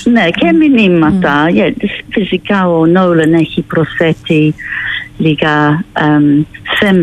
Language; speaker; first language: Greek; non-native, learner; English